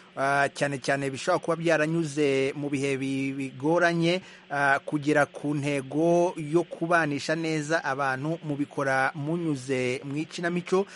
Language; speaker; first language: Kinyarwanda; native; Kinyarwanda